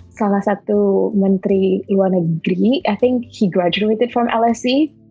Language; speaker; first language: English; non-native, fluent; Malay